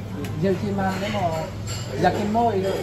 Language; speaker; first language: Japanese; non-native, learner; Vietnamese